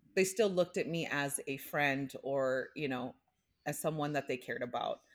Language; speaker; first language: English; native; English